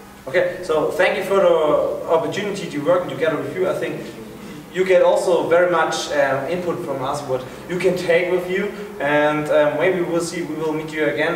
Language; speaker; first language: English; non-native, fluent; German